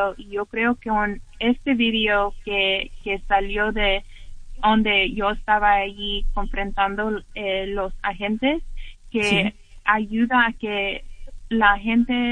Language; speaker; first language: Spanish; early bilingual, heritage; English